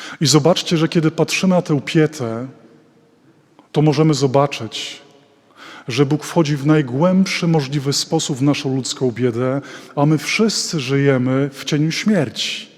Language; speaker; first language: Polish; native; Polish